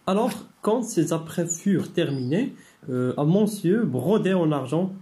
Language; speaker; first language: French; non-native, local second language; Arabic